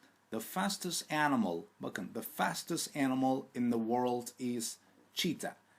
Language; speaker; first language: English; non-native, fluent; Turkish